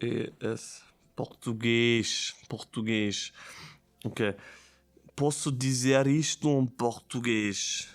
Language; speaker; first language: Portuguese; non-native, learner; German